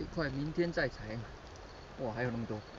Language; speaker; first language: Chinese; native; Chinese